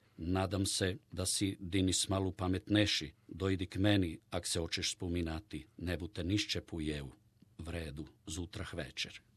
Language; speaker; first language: Croatian; native; Croatian